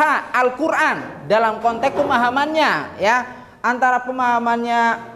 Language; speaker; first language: Indonesian; native; Indonesian